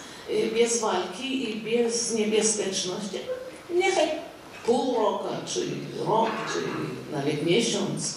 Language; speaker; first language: Polish; non-native, fluent; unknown